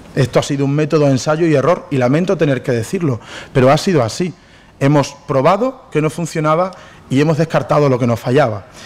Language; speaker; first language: Spanish; native; Spanish